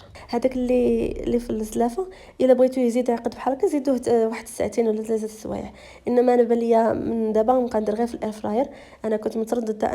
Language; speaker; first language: Arabic; native; Arabic